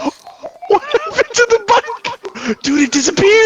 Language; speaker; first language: English; native; English